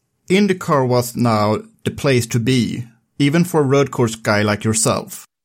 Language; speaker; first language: English; non-native, fluent; Swedish